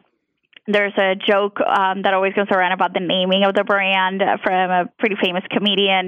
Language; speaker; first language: English; non-native, fluent; Spanish